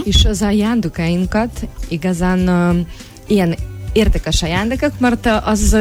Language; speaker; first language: Hungarian; non-native, learner; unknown